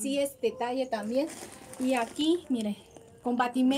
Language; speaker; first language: Spanish; non-native, learner; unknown